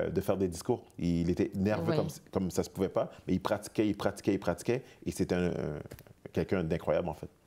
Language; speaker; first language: French; native; French